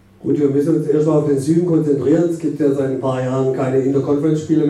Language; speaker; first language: German; native; German